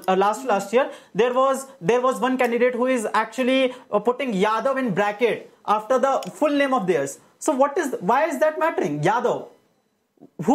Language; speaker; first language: English; non-native, local second language; Hindi